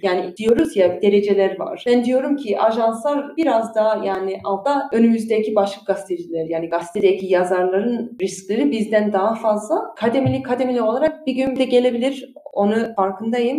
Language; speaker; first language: Turkish; early bilingual, heritage; Turkish